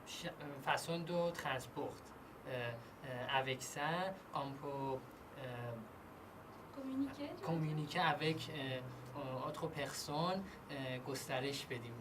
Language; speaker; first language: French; non-native, learner; Persian